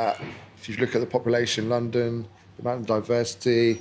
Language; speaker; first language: English; native; English